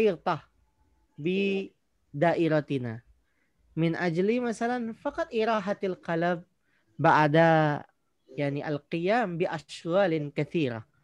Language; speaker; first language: Arabic; non-native, fluent; Indonesian